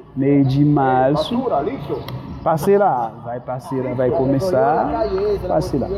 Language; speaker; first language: Portuguese; non-native, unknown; Haitian Creole